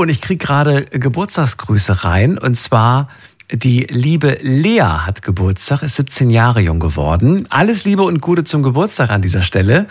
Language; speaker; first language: German; native; German